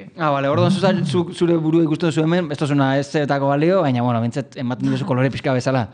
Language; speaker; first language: Basque; native; Basque